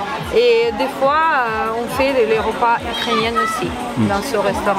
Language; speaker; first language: French; non-native, fluent; Ukrainian